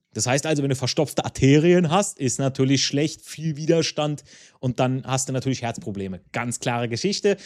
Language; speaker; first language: German; non-native, fluent; Italian